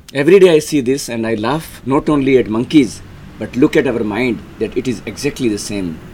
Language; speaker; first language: English; non-native, local second language; Hindi